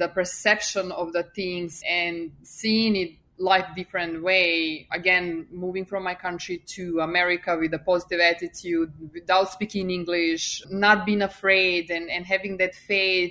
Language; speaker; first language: English; non-native, fluent; Serbian